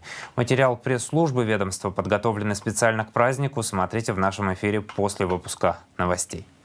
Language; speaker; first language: Russian; native; Russian